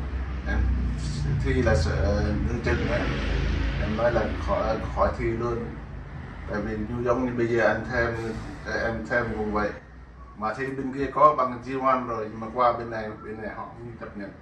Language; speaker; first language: Vietnamese; non-native, local second language; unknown